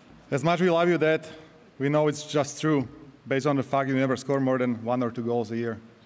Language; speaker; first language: English; non-native, fluent; Slovak